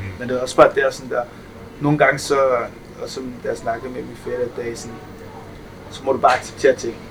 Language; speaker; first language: Danish; early bilingual, other home language; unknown